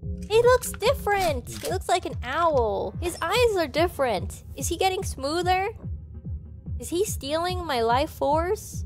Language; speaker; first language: English; native; English